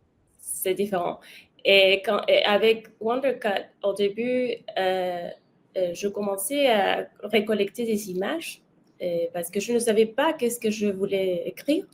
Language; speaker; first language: French; non-native, learner; Spanish